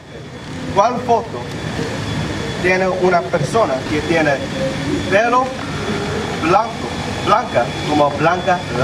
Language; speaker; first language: Spanish; non-native, fluent; English